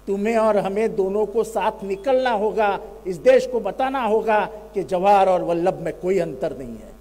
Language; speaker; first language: Hindi; non-native, local second language; Marathi